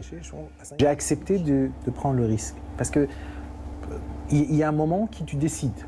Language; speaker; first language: French; non-native, fluent; Persian